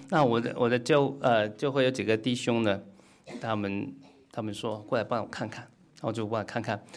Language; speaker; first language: Chinese; non-native, local second language; Cantonese